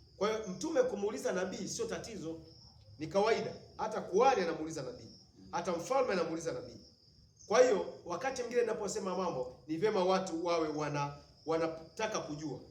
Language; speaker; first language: Swahili; native; Swahili